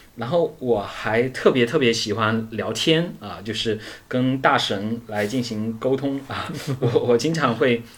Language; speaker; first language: Chinese; native; Chinese